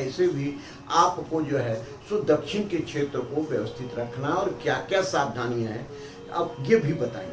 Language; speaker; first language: Hindi; native; Hindi